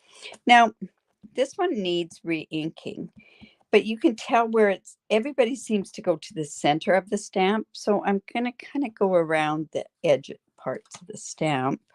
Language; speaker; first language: English; native; English